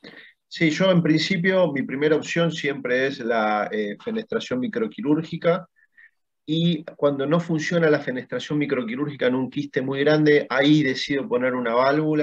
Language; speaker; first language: Spanish; native; Spanish